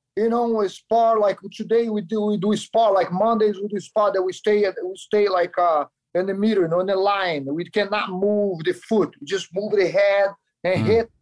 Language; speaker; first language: English; non-native, learner; Kyrgyz